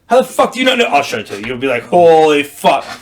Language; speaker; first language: English; native; English